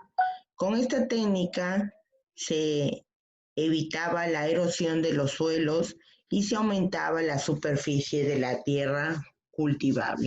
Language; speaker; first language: Spanish; native; Spanish